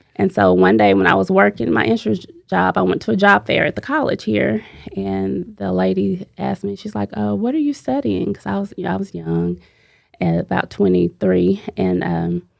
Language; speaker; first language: English; native; English